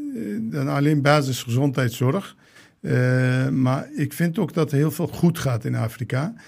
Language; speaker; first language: Dutch; early bilingual, other home language; Turkish